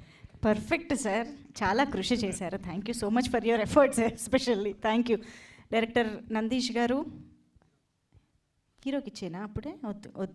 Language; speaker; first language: Telugu; native; Telugu